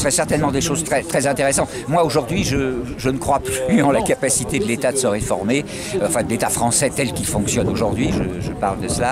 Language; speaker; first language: French; native; French